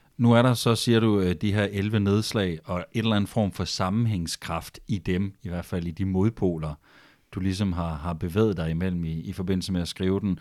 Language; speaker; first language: Danish; native; Danish